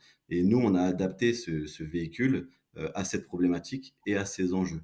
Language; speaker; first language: French; native; French